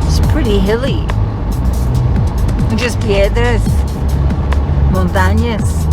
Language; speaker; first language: Spanish; non-native, learner; English